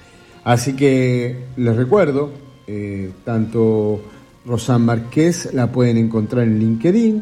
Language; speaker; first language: Spanish; native; Spanish